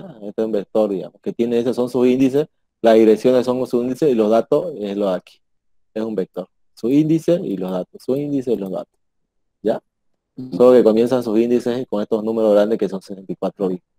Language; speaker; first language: Spanish; native; Spanish